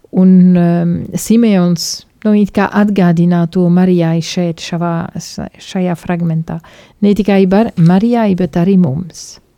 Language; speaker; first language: Latvian; non-native, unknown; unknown